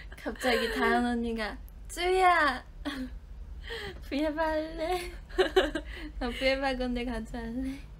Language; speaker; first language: Korean; non-native, fluent; Chinese